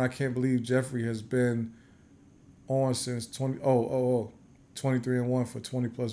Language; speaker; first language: English; native; English